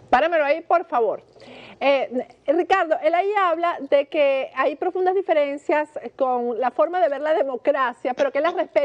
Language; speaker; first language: Spanish; native; Spanish